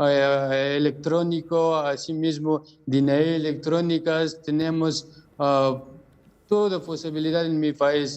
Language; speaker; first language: Spanish; non-native, learner; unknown